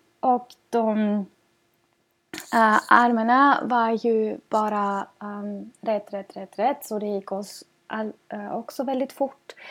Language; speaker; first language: Swedish; non-native, fluent; German